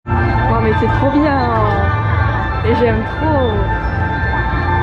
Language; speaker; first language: French; native; French